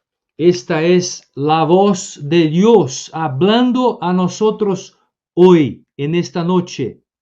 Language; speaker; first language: Spanish; non-native, fluent; Portuguese